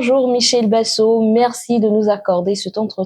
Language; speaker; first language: French; native; French